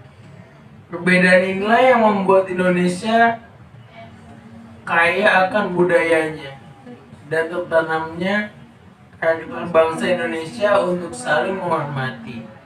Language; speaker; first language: Indonesian; native; Indonesian